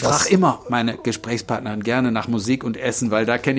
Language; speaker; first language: German; native; German